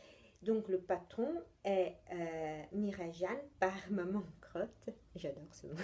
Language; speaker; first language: French; non-native, fluent; Italian